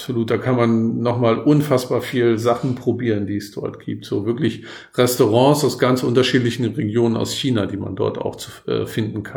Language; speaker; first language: German; native; German